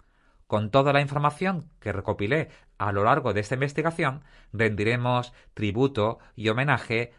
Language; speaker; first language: Spanish; native; Spanish